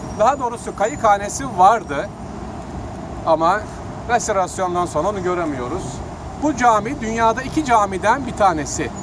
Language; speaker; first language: Turkish; native; Turkish